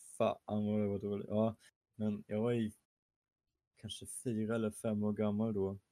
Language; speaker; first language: Swedish; early bilingual, other home language; German